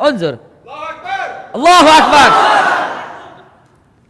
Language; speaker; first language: Arabic; non-native, learner; Indonesian